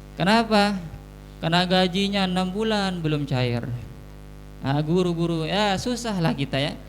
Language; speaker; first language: Indonesian; non-native, local second language; Sasak